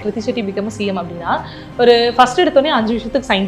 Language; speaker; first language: Tamil; native; Tamil